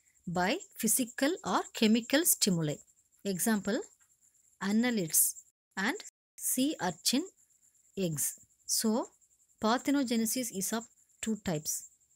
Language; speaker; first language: English; non-native, local second language; Tamil